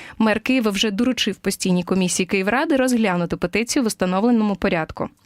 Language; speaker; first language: Ukrainian; native; Ukrainian